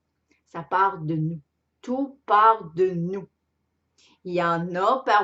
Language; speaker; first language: French; native; French